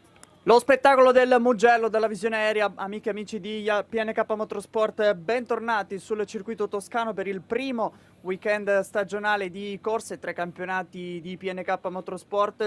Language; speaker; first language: Italian; native; Italian